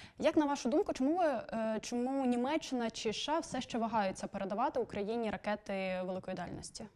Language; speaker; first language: Ukrainian; native; Ukrainian